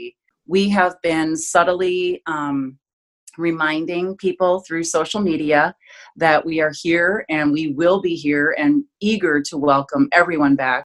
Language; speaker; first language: English; native; English